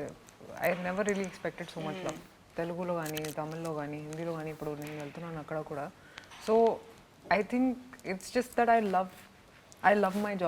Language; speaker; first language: Telugu; non-native, local second language; Hindi